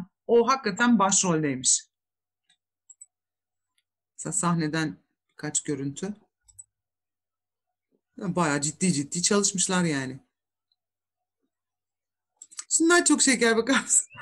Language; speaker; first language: Turkish; native; Turkish